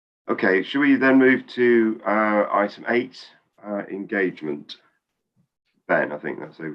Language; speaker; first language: English; native; English